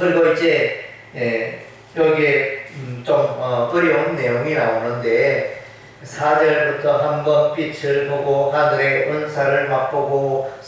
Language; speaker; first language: Korean; native; Korean